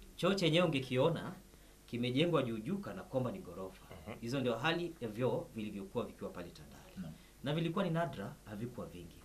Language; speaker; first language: Swahili; native; Swahili